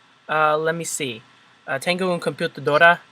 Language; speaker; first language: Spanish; non-native, learner; English